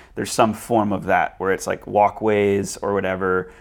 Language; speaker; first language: English; native; English